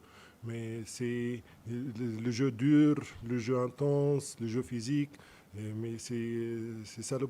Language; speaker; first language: French; non-native, local second language; Arabic